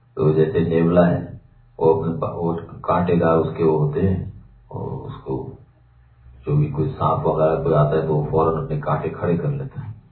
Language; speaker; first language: Urdu; native; Urdu